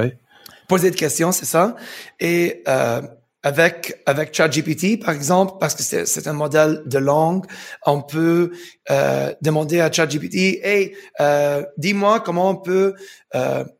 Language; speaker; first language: French; non-native, fluent; English